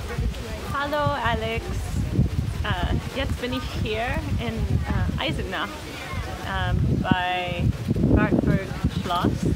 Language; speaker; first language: German; non-native, learner; English